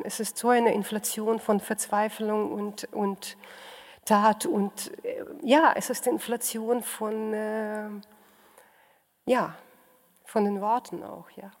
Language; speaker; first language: German; non-native, fluent; Russian